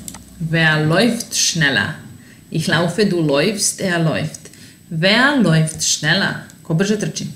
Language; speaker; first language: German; non-native, fluent; Serbian